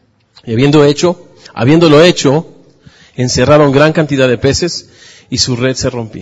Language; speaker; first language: Spanish; native; Spanish